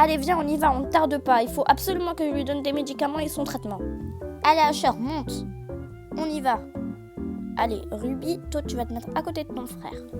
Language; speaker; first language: French; native; French